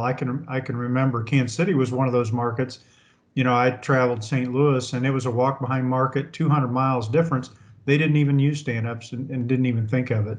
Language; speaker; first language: English; native; English